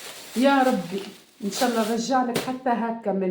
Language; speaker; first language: Arabic; native; Arabic